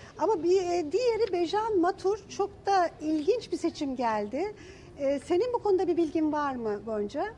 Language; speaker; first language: Turkish; native; Turkish